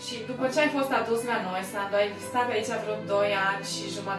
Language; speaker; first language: Romanian; native; Romanian